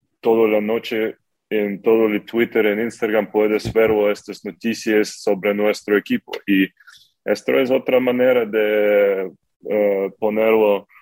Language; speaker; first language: Spanish; non-native, fluent; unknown